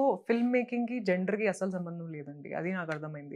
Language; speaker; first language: Telugu; non-native, local second language; Hindi